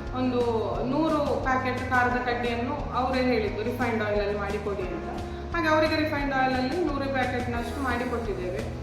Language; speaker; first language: Kannada; non-native, local second language; Malayalam